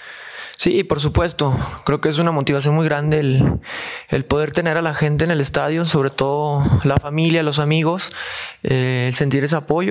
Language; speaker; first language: Spanish; native; Spanish